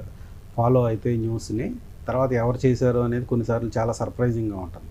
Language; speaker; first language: Telugu; native; Telugu